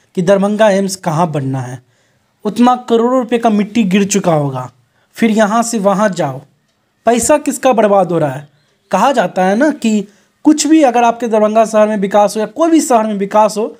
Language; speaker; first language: Hindi; native; Hindi